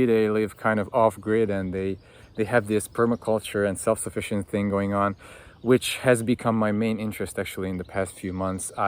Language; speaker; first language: English; non-native, fluent; Hungarian